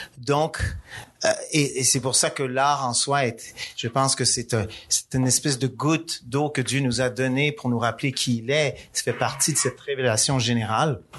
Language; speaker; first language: French; native; French